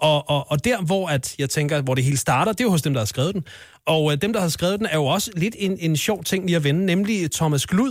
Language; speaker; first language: Danish; native; Danish